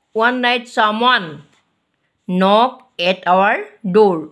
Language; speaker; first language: English; non-native, local second language; Assamese